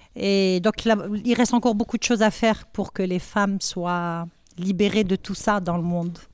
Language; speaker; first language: French; non-native, local second language; Arabic